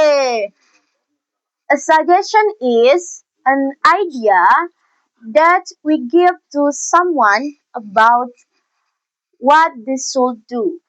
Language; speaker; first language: English; non-native, learner; Indonesian